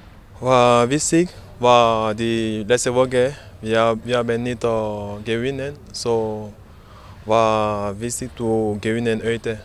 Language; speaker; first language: German; non-native, learner; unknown